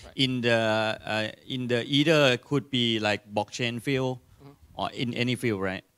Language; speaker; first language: English; non-native, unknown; Thai